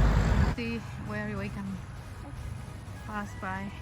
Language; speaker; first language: English; non-native, fluent; Spanish